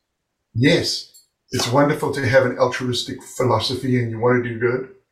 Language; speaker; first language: English; native; English